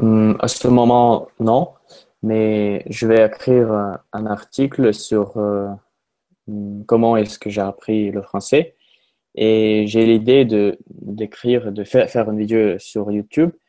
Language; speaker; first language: French; non-native, fluent; Russian